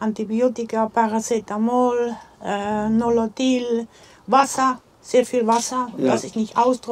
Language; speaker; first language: German; non-native, learner; Dutch